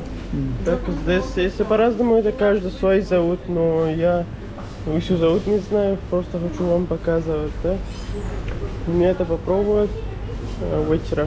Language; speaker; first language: Russian; non-native, learner; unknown